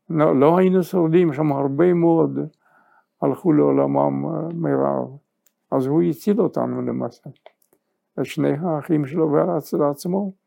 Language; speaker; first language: Hebrew; non-native, fluent; Yiddish